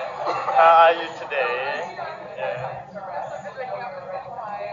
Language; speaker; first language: English; non-native, learner; Thai